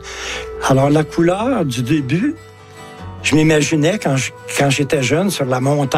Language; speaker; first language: French; native; French